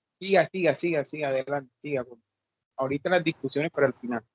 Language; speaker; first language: Spanish; native; Spanish